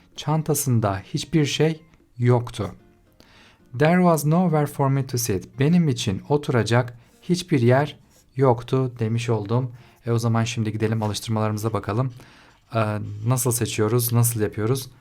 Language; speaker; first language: Turkish; native; Turkish